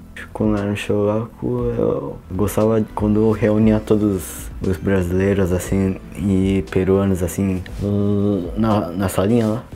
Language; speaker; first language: Portuguese; early bilingual, heritage; Portuguese